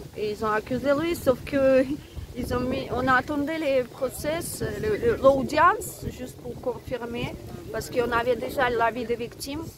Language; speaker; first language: French; non-native, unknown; Russian